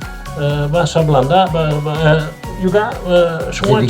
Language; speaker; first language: Indonesian; non-native, fluent; Dutch